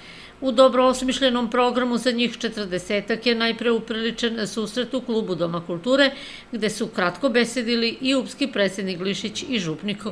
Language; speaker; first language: Serbian; native; Serbian